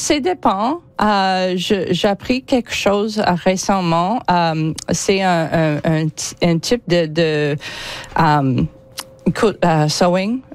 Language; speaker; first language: French; non-native, learner; English